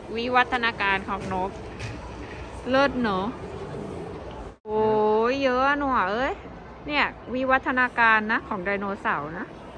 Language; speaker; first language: Thai; native; Thai